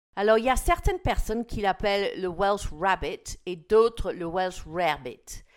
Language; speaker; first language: French; non-native, fluent; English